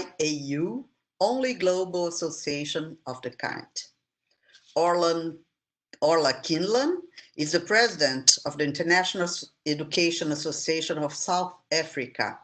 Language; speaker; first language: English; non-native, fluent; Portuguese